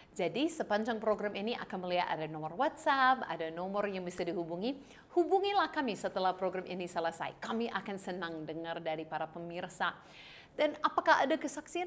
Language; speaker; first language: Indonesian; non-native, fluent; English